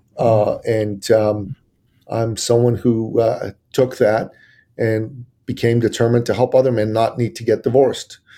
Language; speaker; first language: English; early bilingual, other home language; Persian